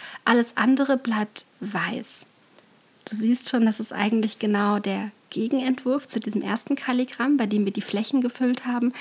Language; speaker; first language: German; native; German